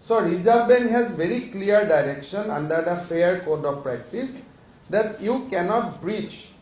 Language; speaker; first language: English; non-native, local second language; Assamese